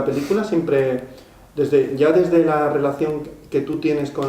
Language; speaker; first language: Spanish; native; Spanish